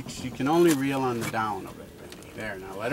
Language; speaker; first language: English; native; English